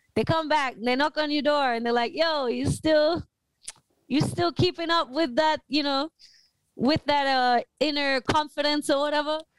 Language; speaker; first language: English; native; English